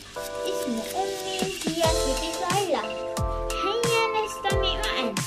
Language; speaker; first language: Arabic; non-native, learner; Malay